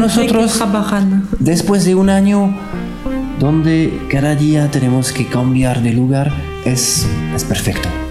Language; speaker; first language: Spanish; non-native, fluent; French